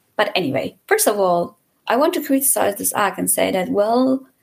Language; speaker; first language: English; non-native, fluent; Persian